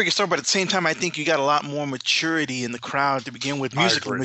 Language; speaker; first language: English; native; English